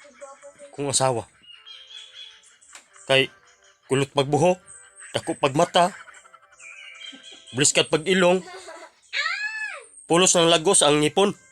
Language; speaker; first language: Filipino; non-native, local second language; Cebuano